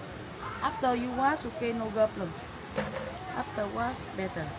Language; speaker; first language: English; non-native, learner; Vietnamese